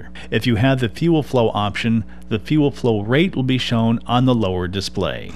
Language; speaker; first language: English; native; English